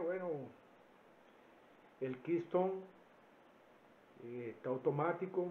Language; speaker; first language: Spanish; native; Spanish